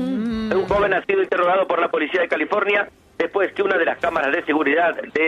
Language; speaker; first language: Spanish; native; Spanish